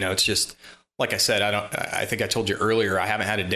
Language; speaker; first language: English; native; English